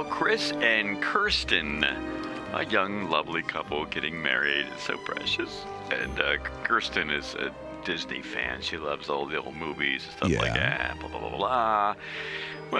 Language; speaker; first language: English; native; English